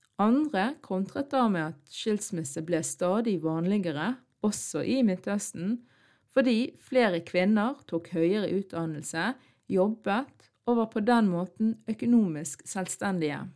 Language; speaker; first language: Norwegian; early bilingual, other home language; Arabic